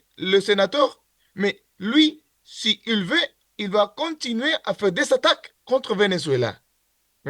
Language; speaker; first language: French; non-native, learner; Spanish